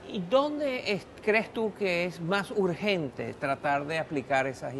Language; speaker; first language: Spanish; native; Spanish